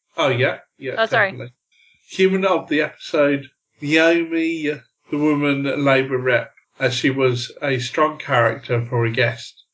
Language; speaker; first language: English; native; English